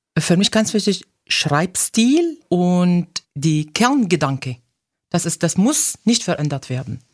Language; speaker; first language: German; non-native, fluent; Arabic